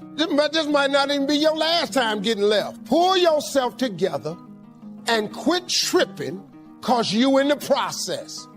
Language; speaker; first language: English; native; English